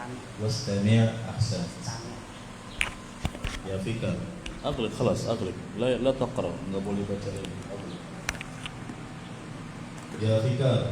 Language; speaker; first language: Arabic; non-native, fluent; Indonesian